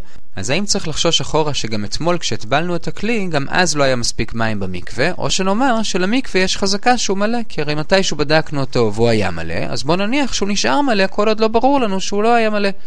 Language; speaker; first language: Hebrew; native; Hebrew